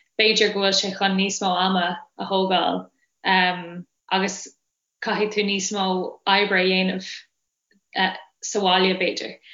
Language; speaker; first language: Irish; non-native, local second language; English